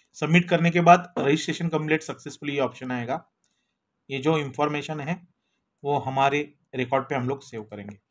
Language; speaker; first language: Hindi; non-native, local second language; Marathi